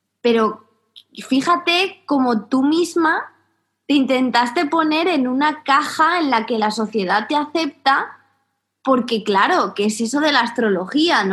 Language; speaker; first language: Spanish; native; Spanish